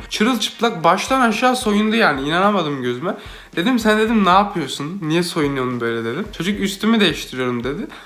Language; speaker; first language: Turkish; native; Turkish